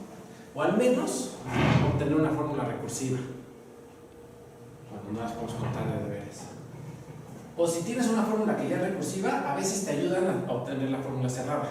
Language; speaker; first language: Spanish; native; Spanish